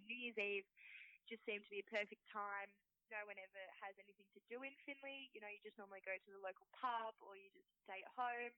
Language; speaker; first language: English; native; English